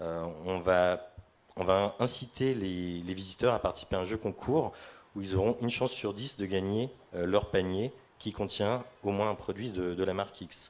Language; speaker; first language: French; native; French